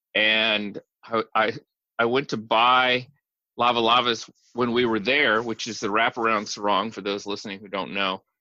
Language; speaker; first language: English; native; English